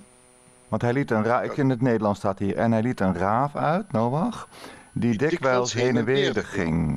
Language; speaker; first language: Dutch; native; Dutch